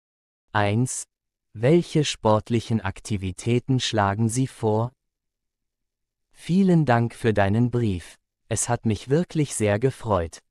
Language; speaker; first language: German; non-native, fluent; Arabic